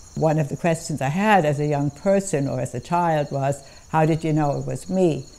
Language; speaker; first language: English; non-native, fluent; German